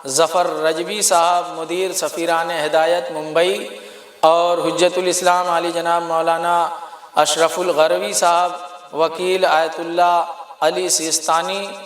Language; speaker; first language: Urdu; native; Urdu